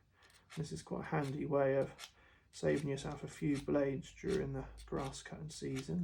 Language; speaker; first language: English; native; English